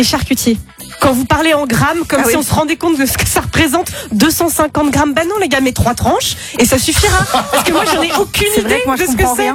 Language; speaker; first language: French; native; French